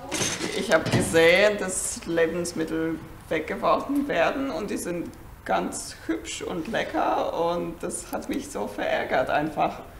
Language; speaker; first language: German; non-native, fluent; Polish